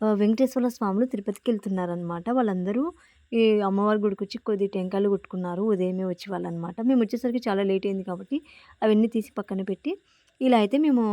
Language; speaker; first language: Telugu; native; Telugu